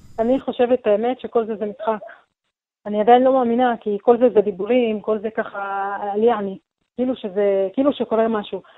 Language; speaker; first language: Hebrew; non-native, local second language; Arabic